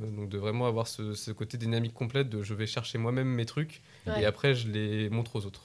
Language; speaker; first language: French; native; French